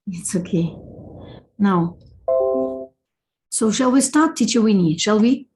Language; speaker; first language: English; non-native, fluent; Russian